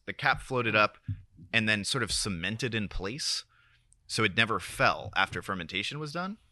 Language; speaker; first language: English; native; English